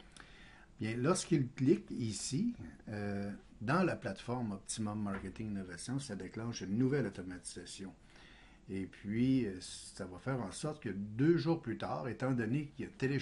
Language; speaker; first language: French; native; French